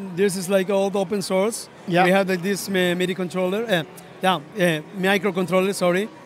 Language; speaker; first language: English; non-native, fluent; Spanish